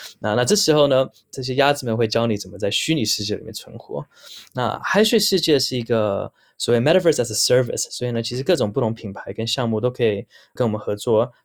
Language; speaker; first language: Chinese; early bilingual, heritage; Chinese